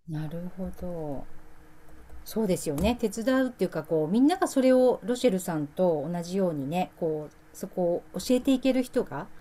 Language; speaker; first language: Japanese; native; Japanese